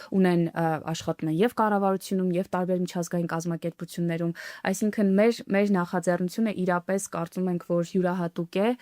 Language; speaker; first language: Armenian; native; Armenian